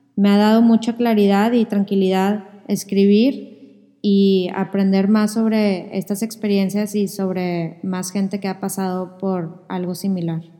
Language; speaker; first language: Spanish; native; Spanish